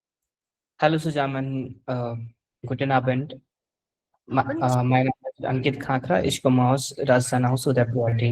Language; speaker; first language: German; non-native, learner; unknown